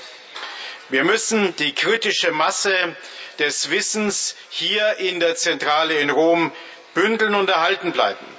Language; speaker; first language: German; native; German